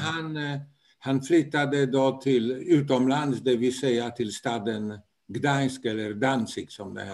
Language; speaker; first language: Swedish; non-native, fluent; Polish